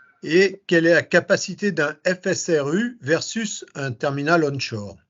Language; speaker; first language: French; native; French